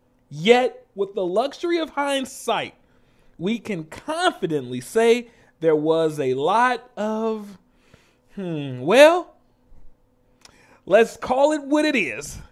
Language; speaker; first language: English; native; English